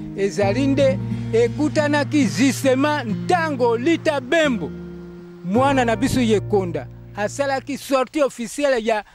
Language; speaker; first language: Lingala; non-native, local second language; Mongo